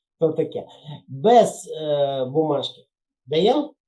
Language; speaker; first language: Ukrainian; non-native, local second language; Yiddish